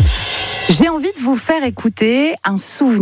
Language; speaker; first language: French; native; French